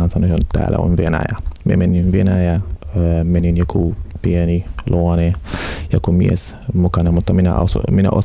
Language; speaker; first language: Finnish; non-native, learner; Arabic